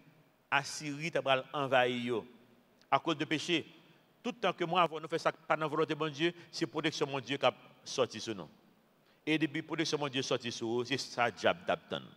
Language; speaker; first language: French; non-native, local second language; Haitian Creole